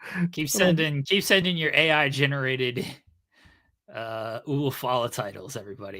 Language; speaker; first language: English; native; English